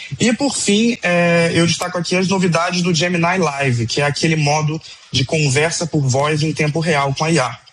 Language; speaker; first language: Portuguese; native; Portuguese